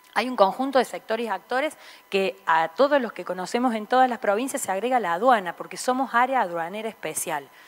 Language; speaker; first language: Spanish; native; Spanish